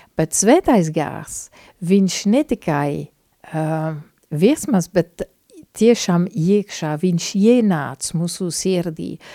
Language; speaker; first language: Latvian; non-native, fluent; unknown